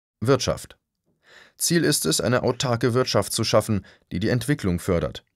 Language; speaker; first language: German; native; German